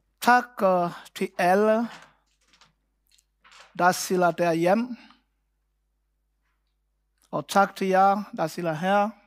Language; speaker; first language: Danish; non-native, fluent; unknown